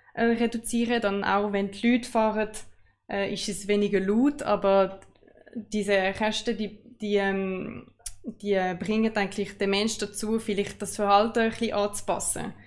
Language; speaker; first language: German; non-native, local second language; French